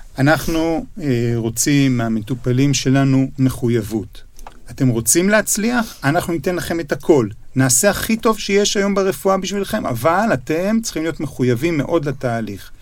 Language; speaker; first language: Hebrew; native; Hebrew